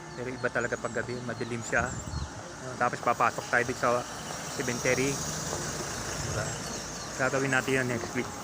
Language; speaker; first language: Filipino; non-native, local second language; Iloko